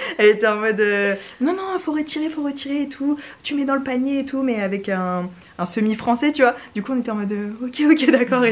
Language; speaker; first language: French; native; French